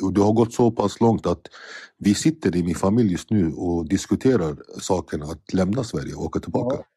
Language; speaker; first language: Swedish; early bilingual, other home language; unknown